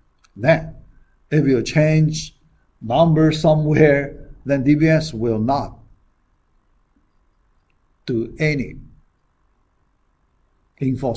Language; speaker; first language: English; non-native, fluent; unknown